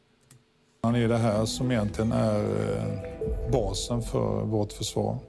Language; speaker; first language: Swedish; native; Swedish